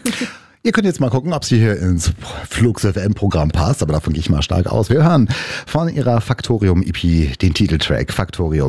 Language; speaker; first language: German; native; German